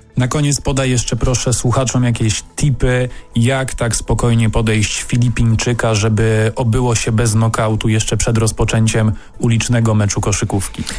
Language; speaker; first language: Polish; native; Polish